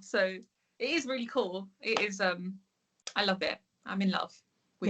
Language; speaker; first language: English; native; English